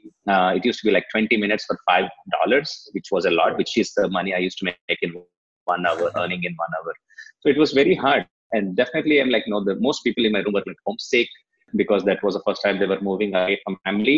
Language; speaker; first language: English; non-native, local second language; Telugu